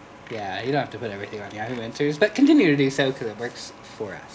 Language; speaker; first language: English; native; English